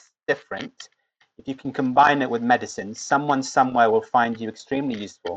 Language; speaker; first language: English; native; English